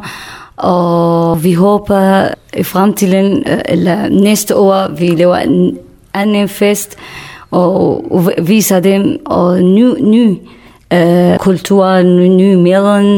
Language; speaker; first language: Danish; non-native, learner; Kurdish